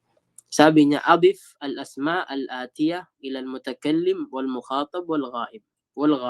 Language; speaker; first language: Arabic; non-native, fluent; Filipino